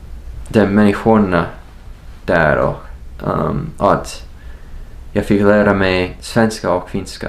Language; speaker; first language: Swedish; non-native, learner; English